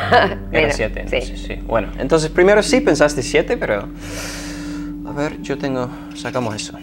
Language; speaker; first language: Spanish; non-native, fluent; English